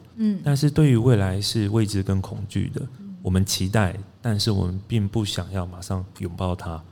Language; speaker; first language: Chinese; native; Chinese